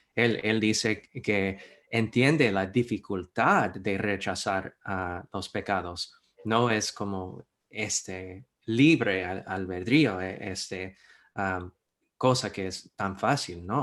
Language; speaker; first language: Spanish; non-native, fluent; English